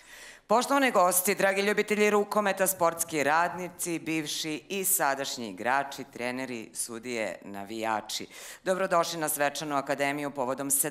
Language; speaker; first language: Serbian; native; Serbian